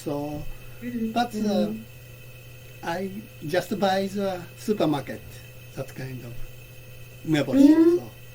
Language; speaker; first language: English; non-native, learner; Japanese